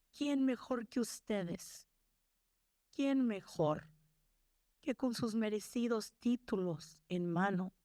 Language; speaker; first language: Spanish; early bilingual, other home language; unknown